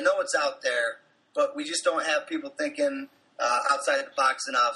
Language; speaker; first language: English; native; English